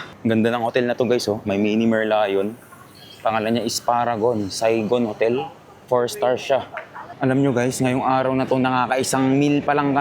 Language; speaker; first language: Filipino; native; Filipino